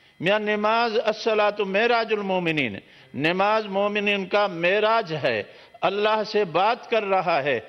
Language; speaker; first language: Urdu; non-native, local second language; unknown